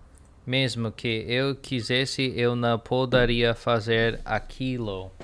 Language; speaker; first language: Portuguese; non-native, learner; English